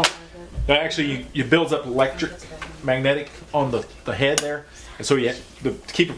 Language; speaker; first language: English; native; English